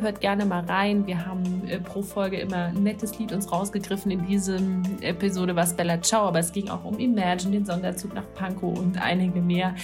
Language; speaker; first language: German; native; German